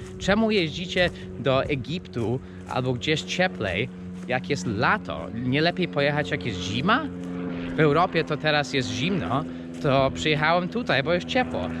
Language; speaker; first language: Polish; non-native, fluent; English